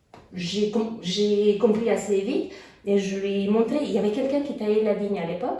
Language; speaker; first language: French; non-native, fluent; Romanian